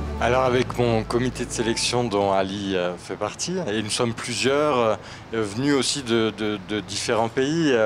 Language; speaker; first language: French; native; French